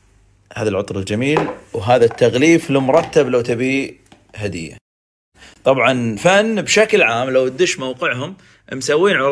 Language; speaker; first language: Arabic; native; Arabic